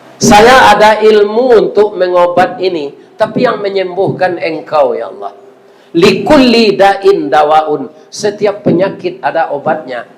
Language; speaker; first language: Malay; non-native, local second language; Minangkabau